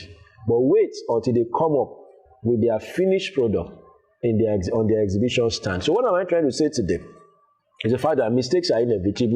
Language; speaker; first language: English; non-native, local second language; Yoruba